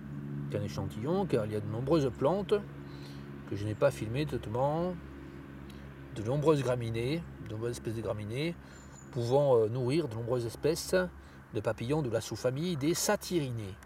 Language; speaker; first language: French; native; French